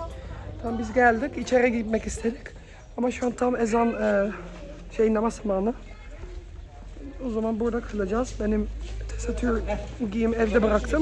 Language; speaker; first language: Turkish; early bilingual, heritage; Turkish